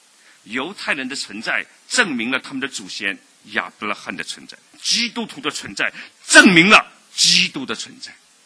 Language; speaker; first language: Chinese; native; Chinese